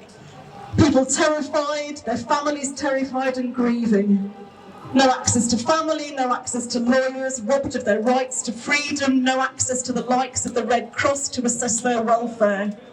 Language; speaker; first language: English; native; English